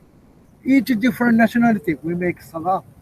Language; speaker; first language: English; non-native, learner; Japanese